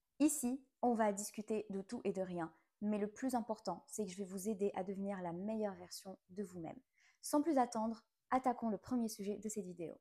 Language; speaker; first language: French; non-native, local second language; Arabic